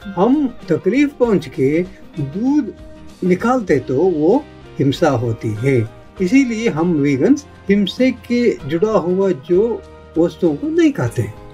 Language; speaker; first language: Hindi; non-native, local second language; Kannada